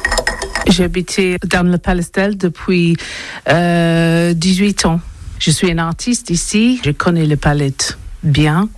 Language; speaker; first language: French; non-native, learner; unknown